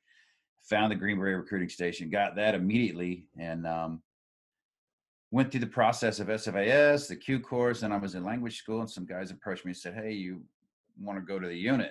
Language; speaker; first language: English; native; English